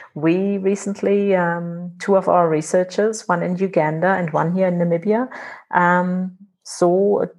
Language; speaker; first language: English; non-native, fluent; German